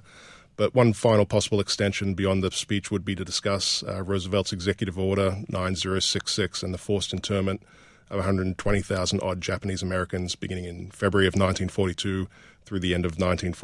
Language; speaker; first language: English; native; English